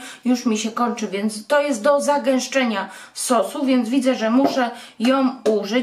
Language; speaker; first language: Polish; native; Polish